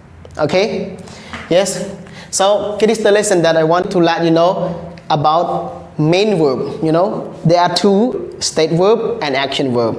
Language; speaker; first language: English; non-native, learner; Khmer